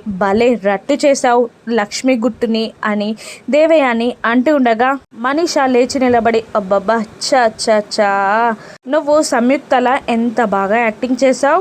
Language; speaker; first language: Telugu; native; Telugu